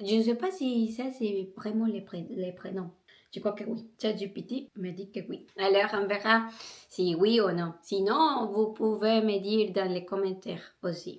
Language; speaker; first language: French; non-native, learner; Spanish